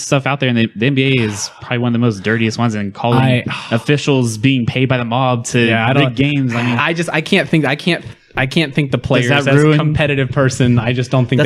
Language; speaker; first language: English; native; English